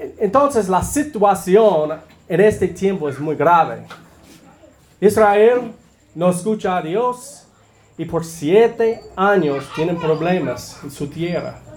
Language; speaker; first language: Spanish; non-native, learner; English